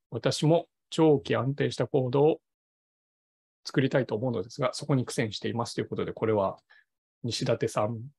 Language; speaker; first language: Japanese; native; Japanese